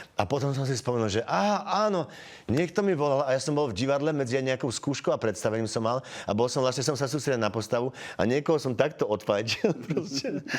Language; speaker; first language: Slovak; native; Slovak